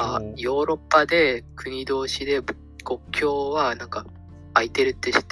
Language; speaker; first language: Japanese; non-native, learner; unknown